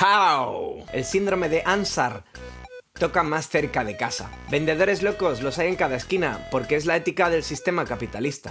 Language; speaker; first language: Spanish; native; Spanish